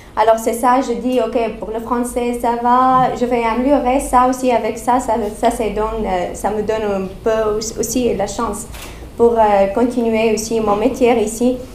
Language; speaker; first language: French; non-native, learner; Arabic